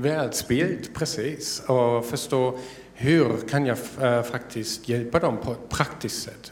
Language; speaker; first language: Swedish; non-native, fluent; German